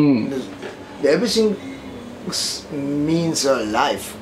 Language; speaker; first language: English; non-native, learner; Japanese